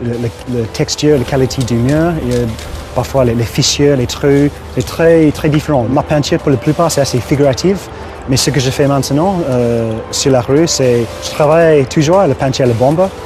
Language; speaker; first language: French; non-native, fluent; English